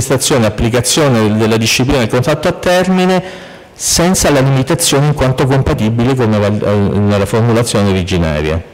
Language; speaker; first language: Italian; native; Italian